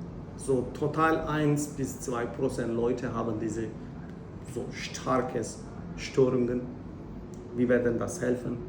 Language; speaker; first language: German; non-native, learner; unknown